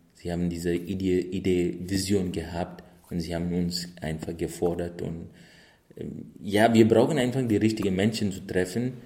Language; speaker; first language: German; non-native, fluent; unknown